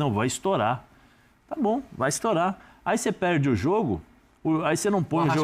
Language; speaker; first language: Portuguese; native; Portuguese